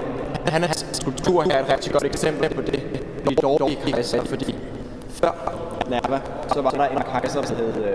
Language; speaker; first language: Danish; native; Danish